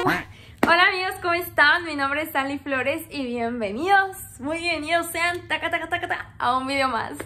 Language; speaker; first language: Spanish; native; Spanish